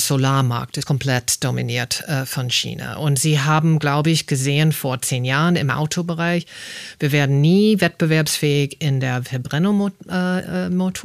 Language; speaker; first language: German; non-native, fluent; English